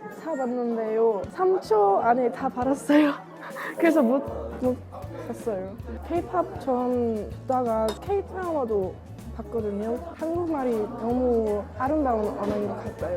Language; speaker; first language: Korean; non-native, learner; German